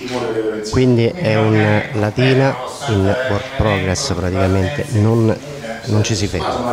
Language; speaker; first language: Italian; native; Italian